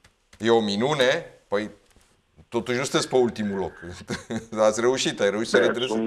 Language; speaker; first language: Romanian; native; Romanian